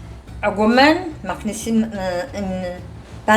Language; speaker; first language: Hebrew; non-native, learner; Amharic